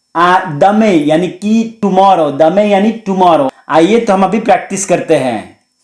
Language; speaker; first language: Hindi; native; Hindi